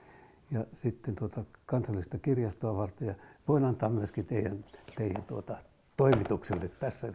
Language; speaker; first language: Finnish; native; Finnish